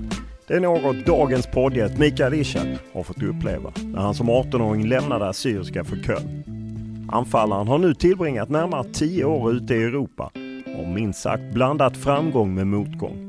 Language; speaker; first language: Swedish; native; Swedish